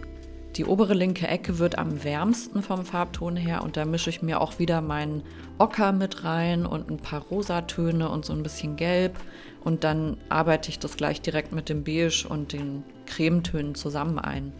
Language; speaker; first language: German; native; German